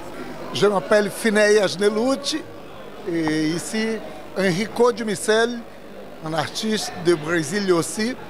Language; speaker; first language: French; non-native, learner; Portuguese